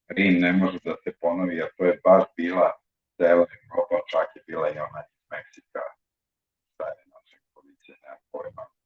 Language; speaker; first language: Serbian; native; Serbian